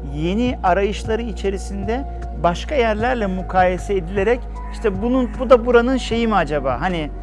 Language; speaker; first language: Turkish; native; Turkish